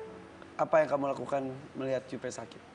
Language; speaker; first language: Indonesian; native; Indonesian